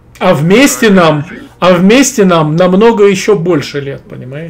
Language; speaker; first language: Russian; native; Russian